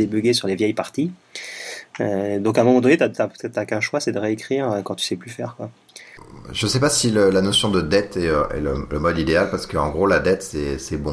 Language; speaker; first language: French; native; French